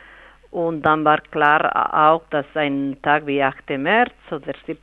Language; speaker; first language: German; non-native, fluent; Spanish